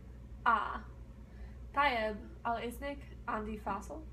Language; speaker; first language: Arabic; non-native, learner; English